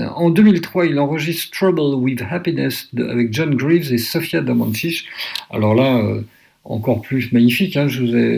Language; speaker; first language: French; native; French